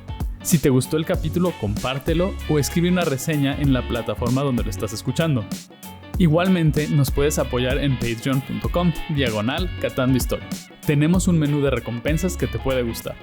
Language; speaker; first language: Spanish; native; Spanish